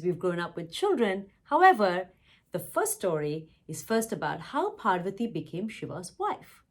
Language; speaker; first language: English; non-native, local second language; Tamil